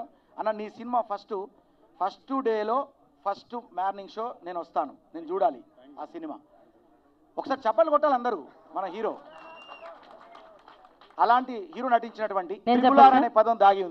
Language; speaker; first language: Telugu; native; Telugu